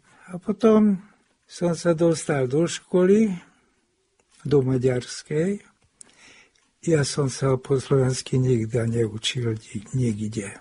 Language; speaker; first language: Slovak; early bilingual, heritage; Hungarian